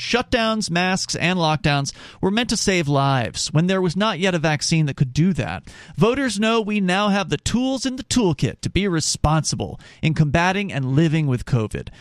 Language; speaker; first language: English; native; English